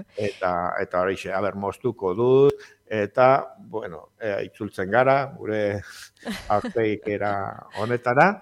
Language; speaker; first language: Basque; native; Basque